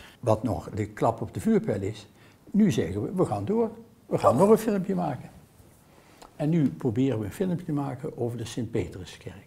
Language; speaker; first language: Dutch; native; Dutch